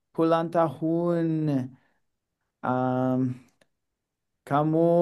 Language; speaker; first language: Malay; non-native, learner; English